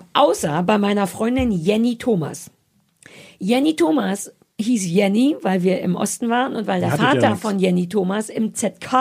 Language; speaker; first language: German; native; German